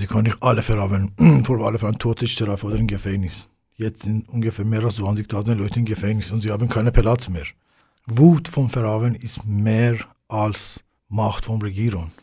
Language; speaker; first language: German; non-native, learner; Persian